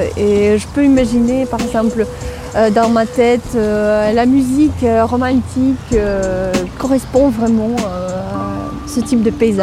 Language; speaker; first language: French; non-native, fluent; Russian